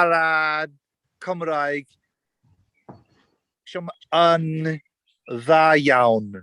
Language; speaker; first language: Welsh; non-native, learner; English